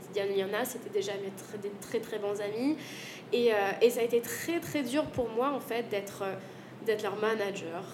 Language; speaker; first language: French; native; French